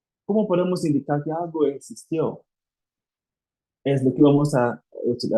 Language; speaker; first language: Spanish; non-native, fluent; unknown